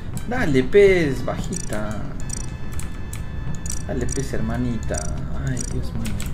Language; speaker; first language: Spanish; native; Spanish